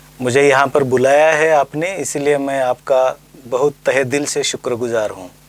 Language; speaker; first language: Hindi; non-native, local second language; Marathi